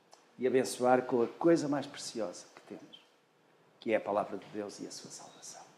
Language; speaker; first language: Portuguese; native; Portuguese